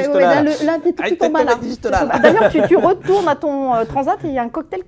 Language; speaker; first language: French; native; French